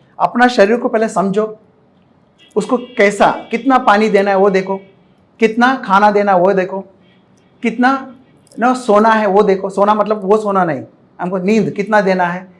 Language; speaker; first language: Hindi; non-native, local second language; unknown